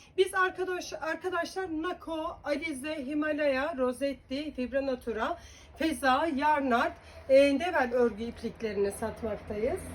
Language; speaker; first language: Turkish; native; Turkish